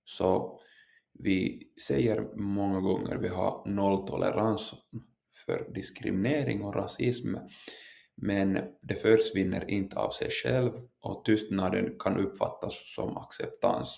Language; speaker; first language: Swedish; non-native, local second language; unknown